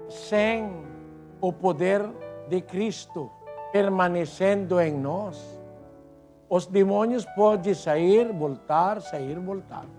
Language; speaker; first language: Portuguese; non-native, learner; Filipino